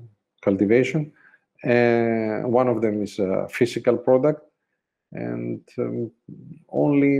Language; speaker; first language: English; non-native, fluent; Greek